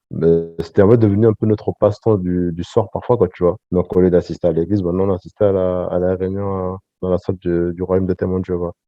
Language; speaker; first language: French; early bilingual, other home language; Sango